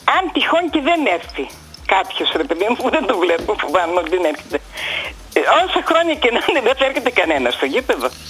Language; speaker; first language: Greek; native; Greek